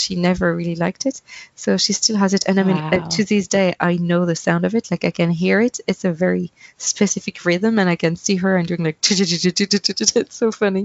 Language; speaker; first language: English; non-native, fluent; French